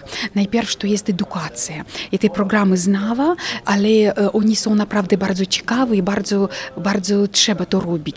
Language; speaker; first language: Polish; non-native, fluent; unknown